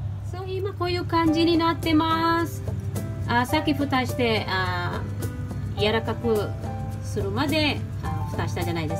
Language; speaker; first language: Japanese; non-native, fluent; Filipino